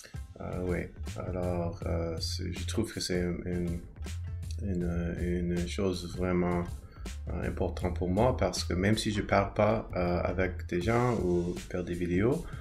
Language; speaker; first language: French; non-native, learner; English